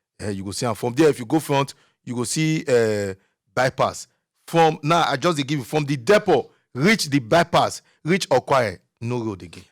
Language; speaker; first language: Nigerian Pidgin; native; Nigerian Pidgin